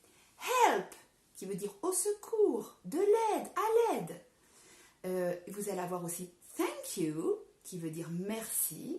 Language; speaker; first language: French; native; French